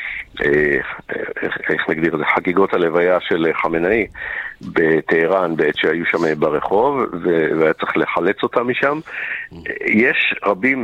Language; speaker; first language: Hebrew; non-native, local second language; English